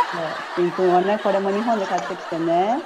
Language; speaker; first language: Japanese; native; Japanese